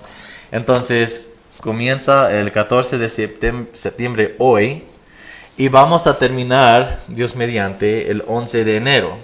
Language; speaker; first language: Spanish; non-native, fluent; English